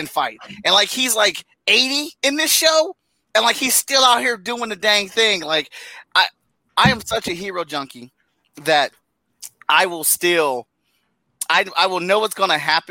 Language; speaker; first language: English; native; English